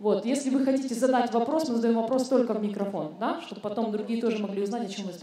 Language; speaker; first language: Russian; native; Russian